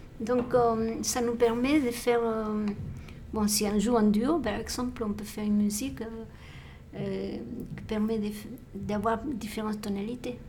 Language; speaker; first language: French; non-native, fluent; Spanish